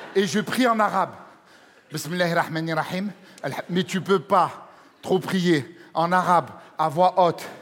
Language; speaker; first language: French; native; French